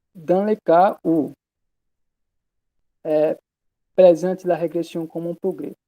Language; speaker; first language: French; non-native, learner; Portuguese